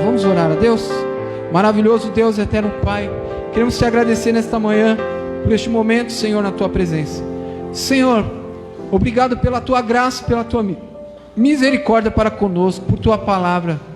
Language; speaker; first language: Portuguese; native; Portuguese